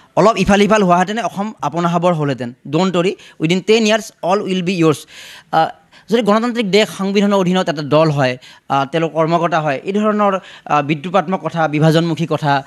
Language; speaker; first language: Assamese; native; Assamese